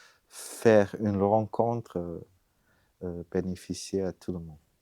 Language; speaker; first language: French; non-native, fluent; Vietnamese